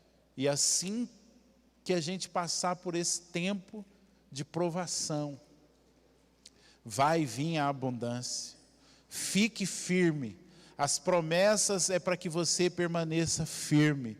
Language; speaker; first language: Portuguese; native; Portuguese